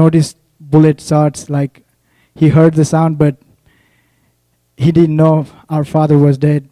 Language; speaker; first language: English; non-native, local second language; Nepali